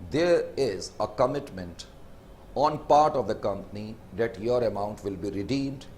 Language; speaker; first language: English; non-native, local second language; Hindi